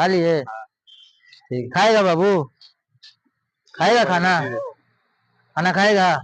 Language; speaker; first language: Hindi; non-native, local second language; Bangla